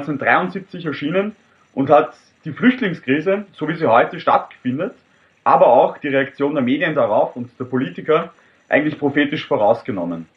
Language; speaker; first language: German; native; German